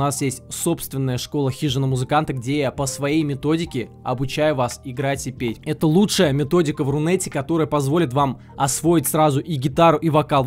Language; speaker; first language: Russian; native; Russian